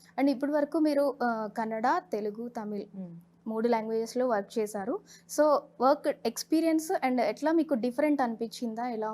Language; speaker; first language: Telugu; native; Telugu